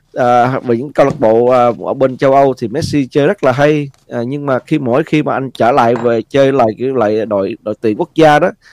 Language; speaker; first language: Vietnamese; early bilingual, heritage; Vietnamese